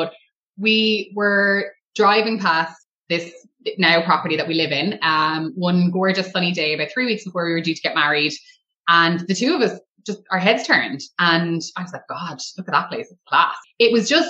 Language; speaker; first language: English; native; English